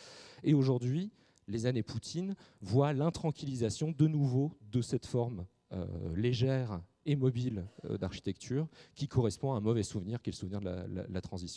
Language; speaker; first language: French; native; French